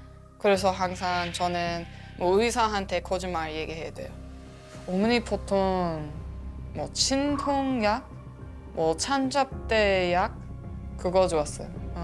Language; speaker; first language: Korean; non-native, learner; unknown